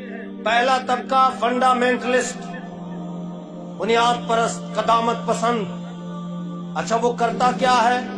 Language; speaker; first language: Urdu; native; Urdu